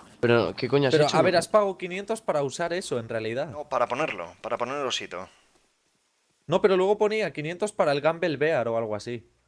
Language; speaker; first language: Spanish; native; Spanish